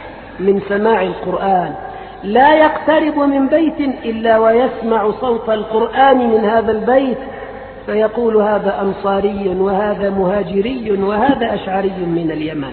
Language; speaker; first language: Arabic; native; Arabic